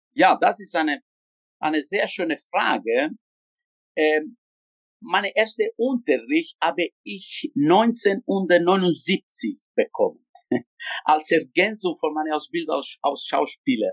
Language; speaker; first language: German; non-native, fluent; Italian